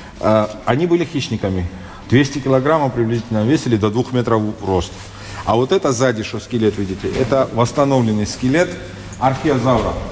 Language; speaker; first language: Russian; non-native, local second language; Georgian